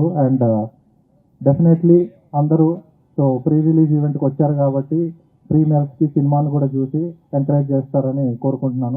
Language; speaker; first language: Telugu; native; Telugu